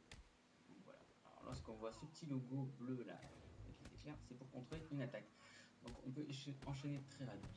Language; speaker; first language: French; native; French